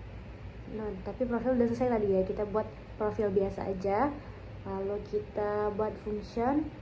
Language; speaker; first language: Indonesian; native; Indonesian